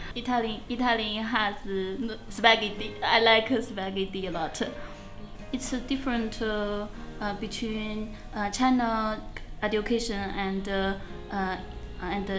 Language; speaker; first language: English; non-native, learner; Chinese